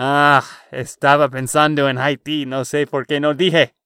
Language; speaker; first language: Spanish; non-native, learner; English